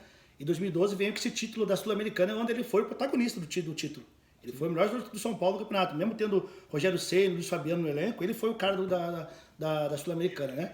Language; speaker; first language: Portuguese; native; Portuguese